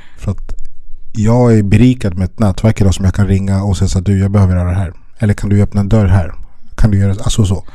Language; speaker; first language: Swedish; early bilingual, other home language; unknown